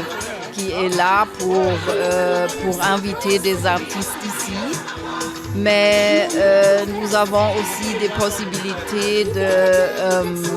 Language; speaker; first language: French; non-native, fluent; German